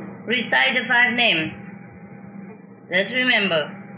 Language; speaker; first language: English; non-native, fluent; Vietnamese